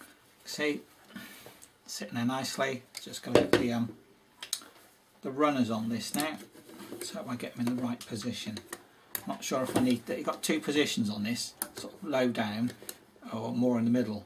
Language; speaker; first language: English; native; English